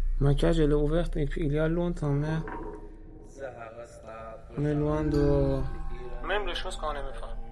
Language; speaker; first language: French; non-native, learner; Persian